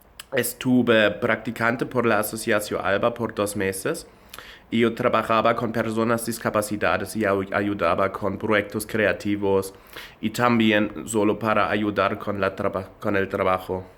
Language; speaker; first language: Spanish; non-native, learner; German